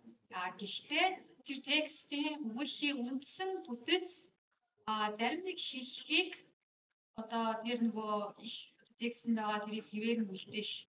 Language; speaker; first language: Mongolian; native; Mongolian